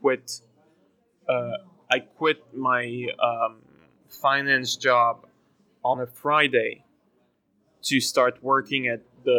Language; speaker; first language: English; non-native, fluent; French